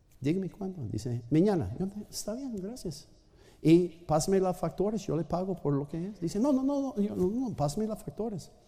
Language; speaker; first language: Spanish; non-native, fluent; English